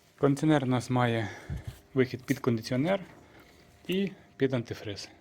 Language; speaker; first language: Ukrainian; native; Ukrainian